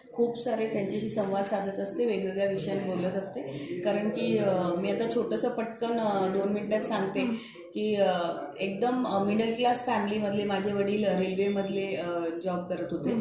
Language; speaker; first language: Marathi; non-native, local second language; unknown